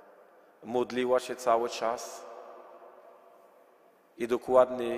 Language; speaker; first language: Polish; non-native, learner; Arabic